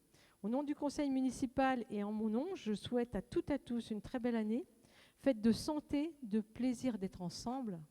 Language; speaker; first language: French; native; French